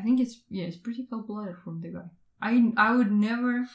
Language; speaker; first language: English; non-native, fluent; Russian